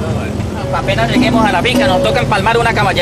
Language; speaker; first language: Spanish; native; Spanish